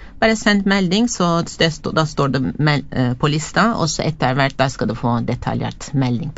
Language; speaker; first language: Norwegian; non-native, fluent; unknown